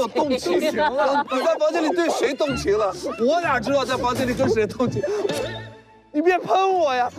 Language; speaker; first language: Chinese; native; Chinese